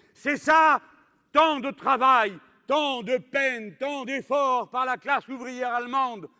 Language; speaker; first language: French; native; French